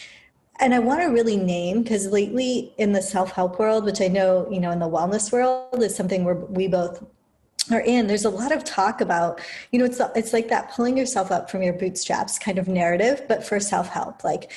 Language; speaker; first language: English; native; English